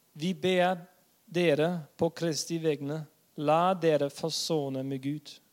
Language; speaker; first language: Norwegian; non-native, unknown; German